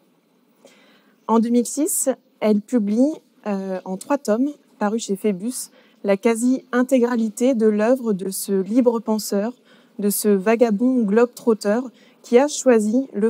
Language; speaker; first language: French; native; French